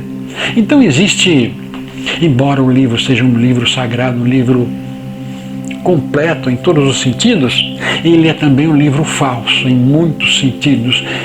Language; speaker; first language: Portuguese; native; Portuguese